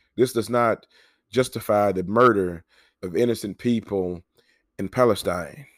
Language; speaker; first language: English; native; English